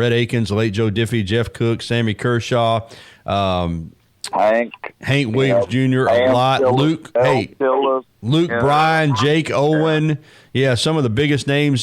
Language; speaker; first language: English; native; English